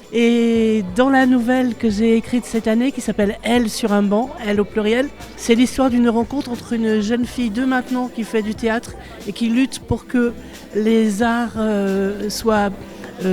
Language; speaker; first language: French; native; French